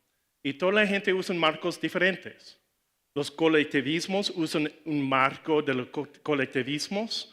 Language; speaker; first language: Spanish; non-native, learner; English